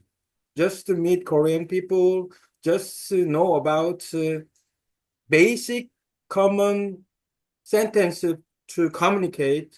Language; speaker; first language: English; non-native, learner; Korean